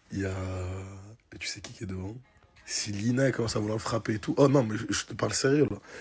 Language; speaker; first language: French; native; French